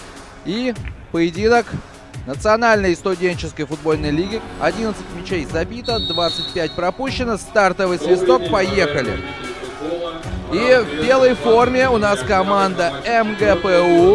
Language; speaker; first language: Russian; native; Russian